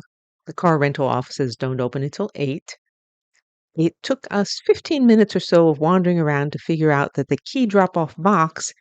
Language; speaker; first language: English; native; English